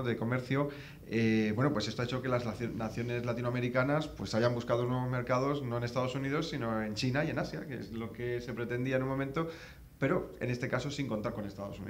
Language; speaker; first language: Spanish; native; Spanish